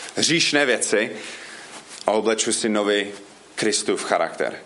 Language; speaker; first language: Czech; non-native, fluent; English